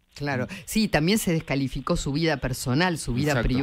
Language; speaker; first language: Spanish; native; Spanish